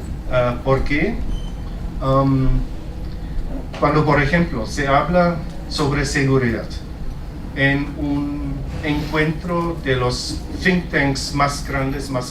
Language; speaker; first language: Spanish; non-native, fluent; German